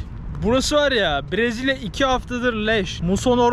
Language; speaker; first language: Turkish; native; Turkish